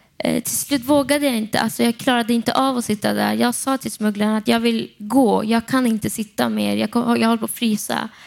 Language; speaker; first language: Swedish; non-native, fluent; Persian